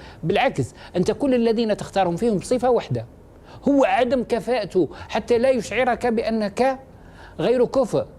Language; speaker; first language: Arabic; native; Arabic